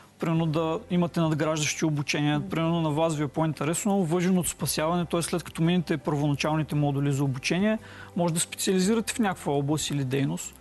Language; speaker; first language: Bulgarian; native; Bulgarian